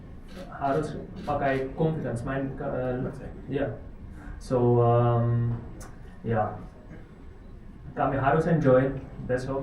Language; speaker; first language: Indonesian; non-native, learner; Dutch